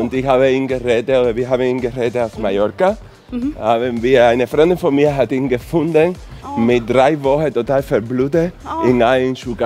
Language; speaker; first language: German; non-native, fluent; Spanish